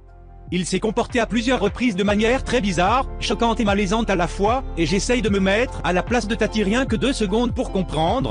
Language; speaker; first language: French; native; French